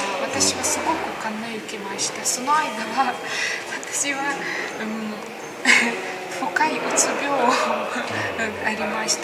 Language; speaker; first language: Japanese; non-native, learner; Ukrainian